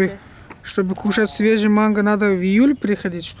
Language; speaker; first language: Russian; non-native, local second language; Tajik